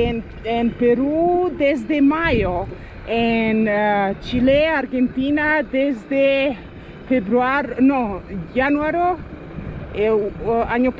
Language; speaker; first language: Spanish; non-native, learner; Serbian